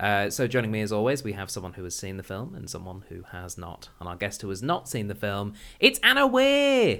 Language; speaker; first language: English; native; English